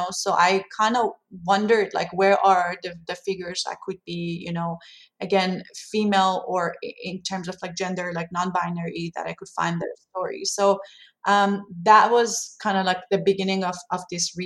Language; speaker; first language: English; non-native, fluent; Persian